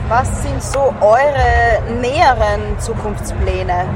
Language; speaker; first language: German; native; German